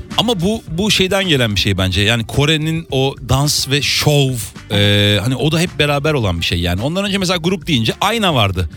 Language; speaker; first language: Turkish; native; Turkish